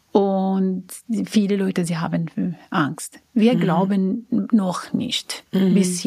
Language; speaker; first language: German; non-native, learner; Arabic